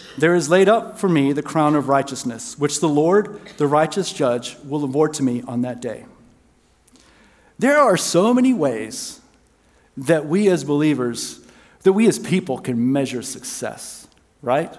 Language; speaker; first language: English; native; English